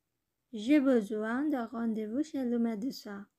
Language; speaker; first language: French; non-native, learner; Bangla